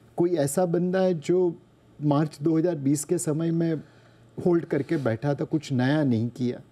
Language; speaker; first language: Hindi; non-native, local second language; Gujarati